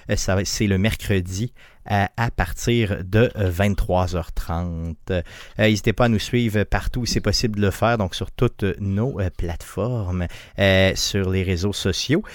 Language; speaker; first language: French; native; French